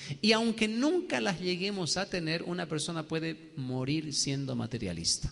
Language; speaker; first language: Spanish; native; Spanish